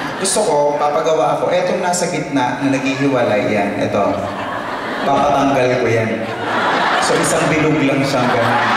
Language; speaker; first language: Filipino; native; Filipino